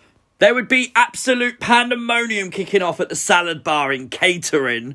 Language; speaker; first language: English; native; English